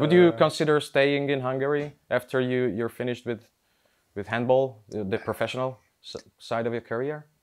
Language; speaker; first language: English; non-native, fluent; Hungarian